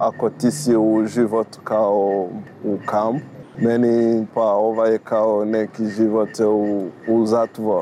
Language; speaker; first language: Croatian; non-native, learner; Rundi